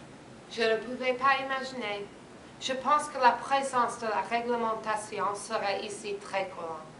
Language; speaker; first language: French; non-native, learner; English